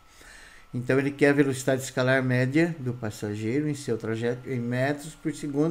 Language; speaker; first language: Portuguese; native; Portuguese